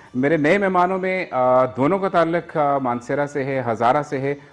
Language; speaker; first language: Urdu; non-native, local second language; Northern Hindko